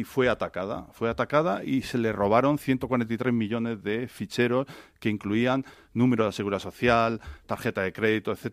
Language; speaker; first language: Spanish; native; Spanish